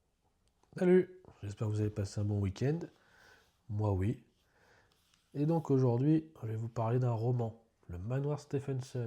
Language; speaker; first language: French; native; French